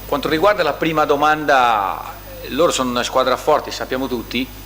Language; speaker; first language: Italian; non-native, fluent; Portuguese